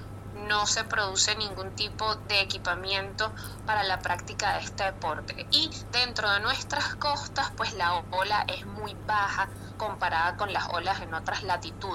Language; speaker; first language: Spanish; native; Spanish